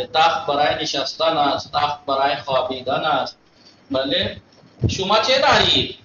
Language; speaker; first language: Persian; non-native, fluent; Urdu